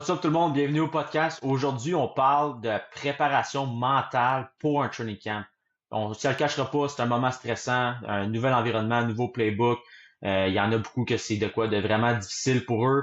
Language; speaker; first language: French; native; French